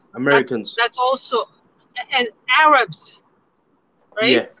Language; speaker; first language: English; non-native, fluent; Tigrinya